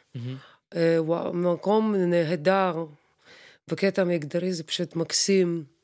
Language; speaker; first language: Hebrew; non-native, fluent; Russian